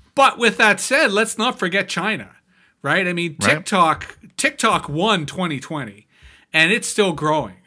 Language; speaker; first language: English; native; English